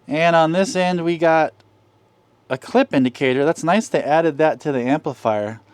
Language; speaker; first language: English; native; English